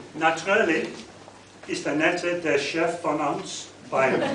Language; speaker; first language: German; non-native, learner; English